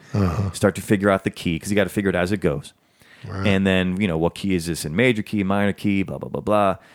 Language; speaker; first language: English; native; English